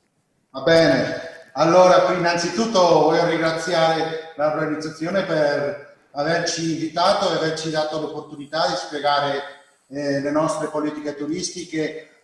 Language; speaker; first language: Italian; non-native, learner; Spanish